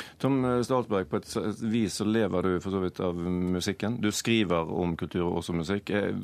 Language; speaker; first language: Norwegian; native; Norwegian